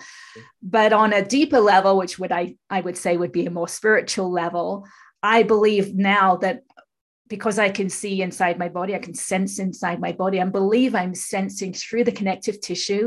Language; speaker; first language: English; native; English